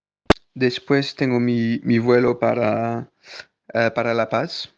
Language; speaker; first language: Spanish; non-native, learner; French